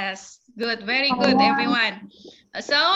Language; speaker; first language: English; non-native, fluent; Indonesian